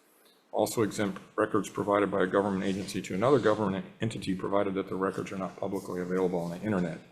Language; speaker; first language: English; native; English